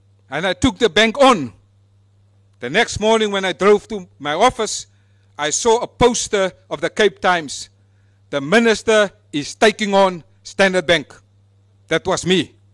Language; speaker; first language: English; non-native, local second language; Afrikaans